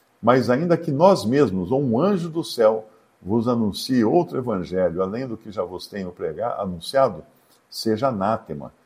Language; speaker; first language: Portuguese; native; Portuguese